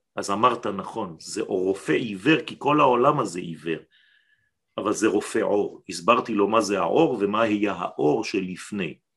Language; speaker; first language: Hebrew; non-native, fluent; French